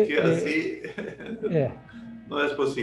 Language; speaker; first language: Portuguese; non-native, learner; Spanish